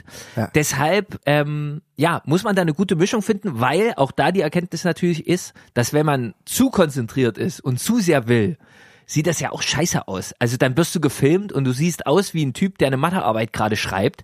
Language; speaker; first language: German; native; German